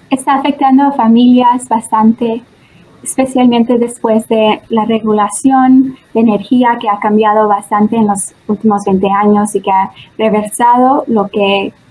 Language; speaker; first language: Spanish; early bilingual, heritage; Spanish